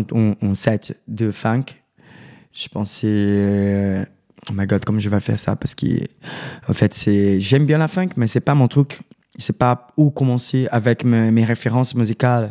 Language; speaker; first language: French; non-native, learner; Portuguese